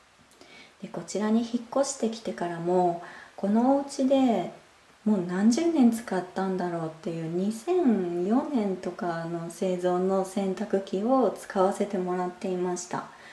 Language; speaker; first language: Japanese; native; Japanese